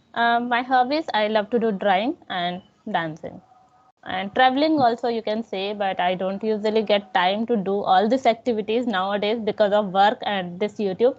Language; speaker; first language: English; non-native, local second language; Hindi